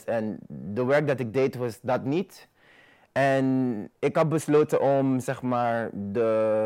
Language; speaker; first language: Dutch; non-native, fluent; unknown